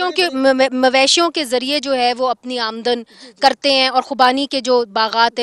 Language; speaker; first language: Urdu; native; Urdu